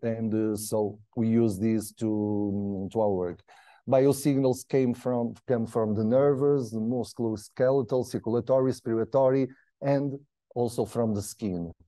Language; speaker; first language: English; non-native, fluent; Portuguese